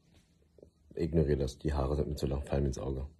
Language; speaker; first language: German; native; German